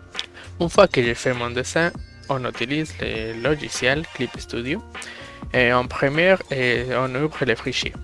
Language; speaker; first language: French; non-native, fluent; Spanish